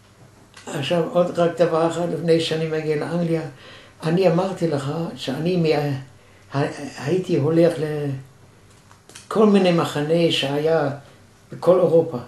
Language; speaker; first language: Hebrew; non-native, fluent; German